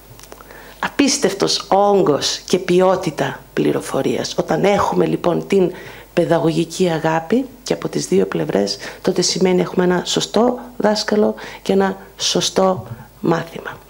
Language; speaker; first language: Greek; native; Greek